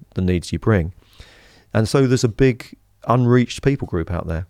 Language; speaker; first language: English; native; English